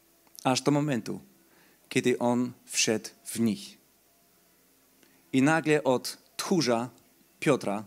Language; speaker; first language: Polish; non-native, fluent; German